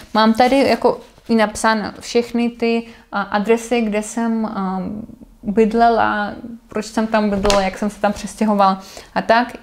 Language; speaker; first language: Czech; non-native, fluent; Russian